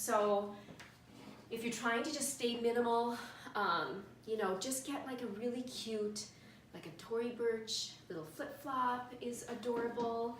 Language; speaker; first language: English; native; English